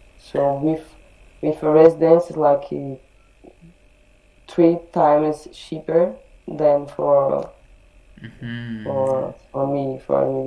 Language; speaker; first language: English; non-native, learner; Portuguese